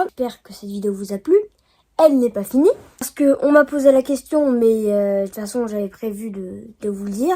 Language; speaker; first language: French; native; French